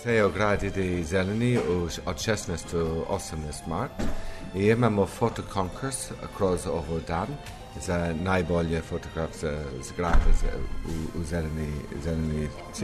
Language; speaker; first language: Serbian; non-native, learner; English